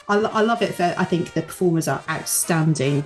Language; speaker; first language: English; native; English